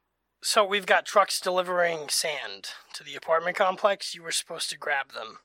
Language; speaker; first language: English; native; English